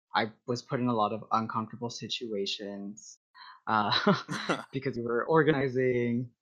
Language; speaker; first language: English; native; English